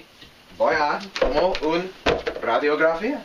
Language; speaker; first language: Spanish; non-native, learner; English